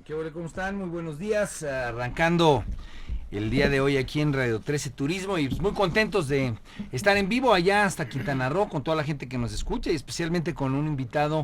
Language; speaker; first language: Spanish; native; Spanish